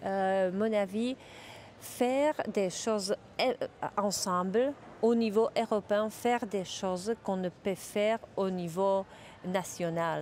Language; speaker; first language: French; non-native, fluent; Czech